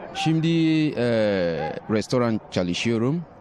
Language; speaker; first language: Turkish; non-native, learner; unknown